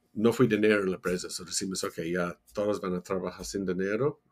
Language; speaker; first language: Spanish; non-native, learner; English